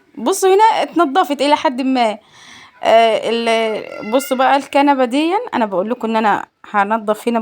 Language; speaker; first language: Arabic; native; Arabic